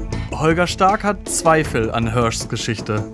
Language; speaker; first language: German; native; German